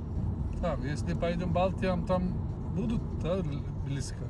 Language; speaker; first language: Russian; non-native, learner; Turkish